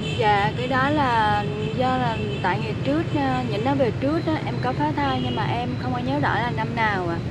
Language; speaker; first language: Vietnamese; native; Vietnamese